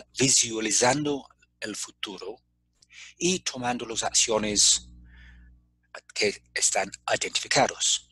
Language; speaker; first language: Spanish; non-native, fluent; English